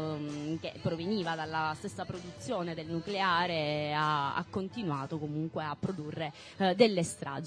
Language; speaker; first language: Italian; native; Italian